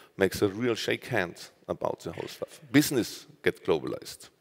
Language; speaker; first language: English; non-native, fluent; German